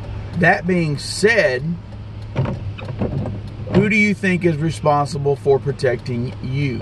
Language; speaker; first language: English; native; English